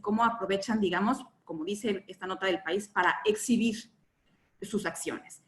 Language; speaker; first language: Spanish; native; Spanish